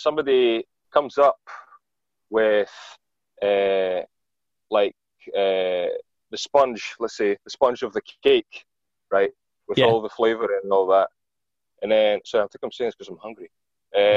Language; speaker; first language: English; non-native, fluent; Greek